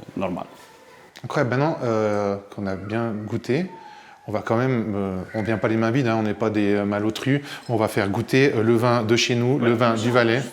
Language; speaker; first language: French; native; French